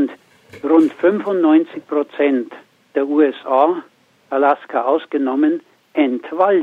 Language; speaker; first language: German; native; German